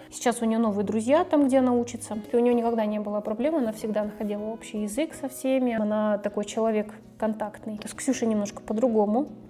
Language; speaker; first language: Russian; native; Russian